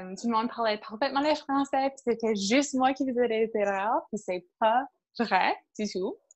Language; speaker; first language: French; non-native, local second language; English